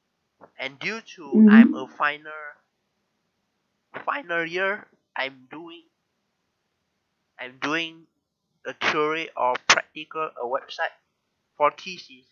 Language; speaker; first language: English; non-native, learner; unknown